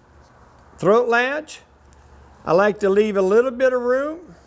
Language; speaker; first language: English; native; English